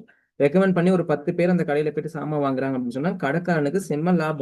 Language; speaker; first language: Tamil; native; Tamil